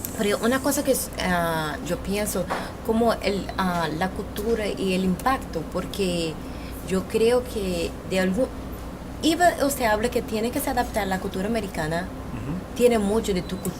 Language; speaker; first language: Spanish; non-native, learner; Portuguese